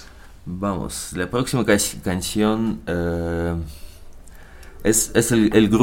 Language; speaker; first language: Spanish; non-native, learner; Russian